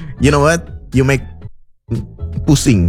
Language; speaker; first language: English; non-native, fluent; Indonesian